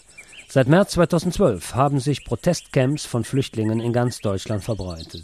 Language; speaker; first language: German; native; German